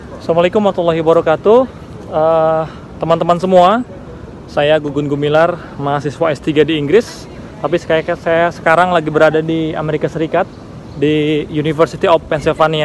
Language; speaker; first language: Indonesian; non-native, local second language; Sundanese